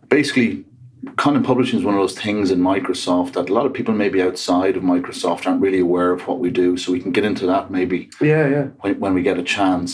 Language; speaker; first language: English; native; English